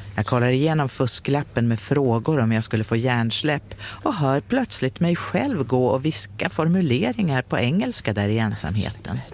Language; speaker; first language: Swedish; native; Swedish